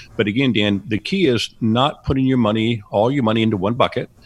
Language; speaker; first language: English; native; English